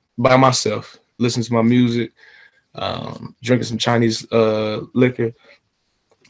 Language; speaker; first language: English; native; English